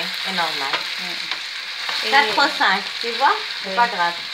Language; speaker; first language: French; non-native, fluent; Arabic